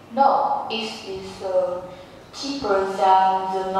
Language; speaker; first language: English; non-native, learner; Vietnamese